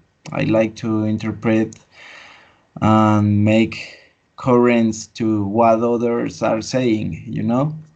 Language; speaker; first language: English; non-native, fluent; Spanish